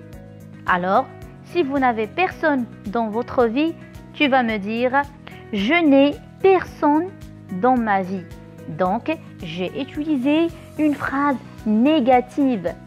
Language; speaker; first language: French; non-native, local second language; Arabic